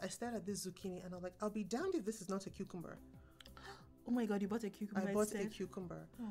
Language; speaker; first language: English; non-native, local second language; Igbo